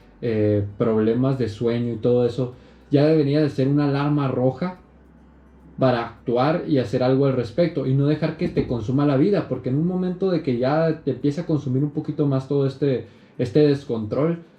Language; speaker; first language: Spanish; native; Spanish